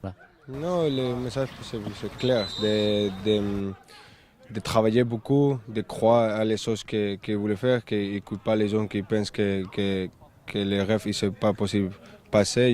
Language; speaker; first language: French; non-native, fluent; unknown